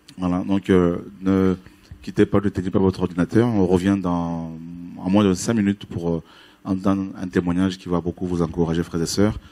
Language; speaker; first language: French; native; French